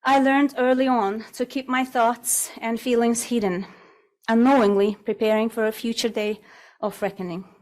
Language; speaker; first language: English; non-native, fluent; Russian